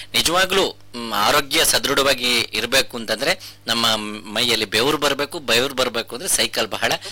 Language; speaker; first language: Kannada; native; Kannada